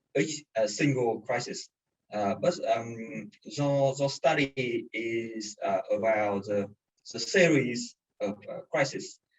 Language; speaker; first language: English; non-native, fluent; Vietnamese